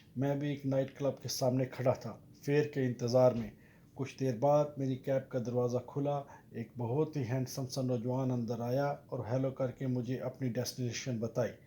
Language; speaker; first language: Urdu; non-native, local second language; Punjabi